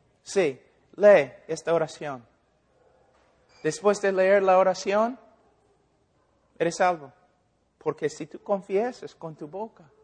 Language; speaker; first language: Spanish; non-native, fluent; English